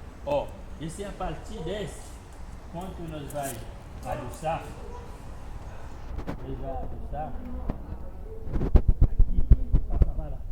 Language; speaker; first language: Portuguese; non-native, learner; Haitian Creole